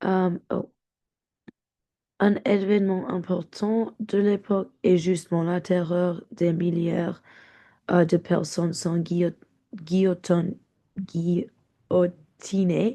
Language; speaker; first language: French; non-native, learner; English